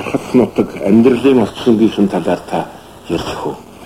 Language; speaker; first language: Mongolian; native; Mongolian